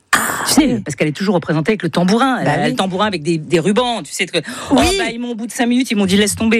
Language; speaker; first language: French; native; French